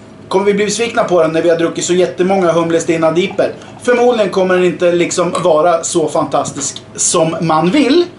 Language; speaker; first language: Swedish; native; Swedish